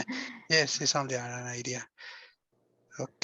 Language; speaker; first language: English; non-native, learner; Spanish